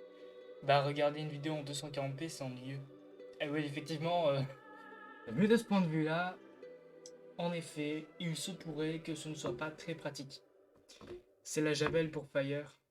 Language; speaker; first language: French; native; French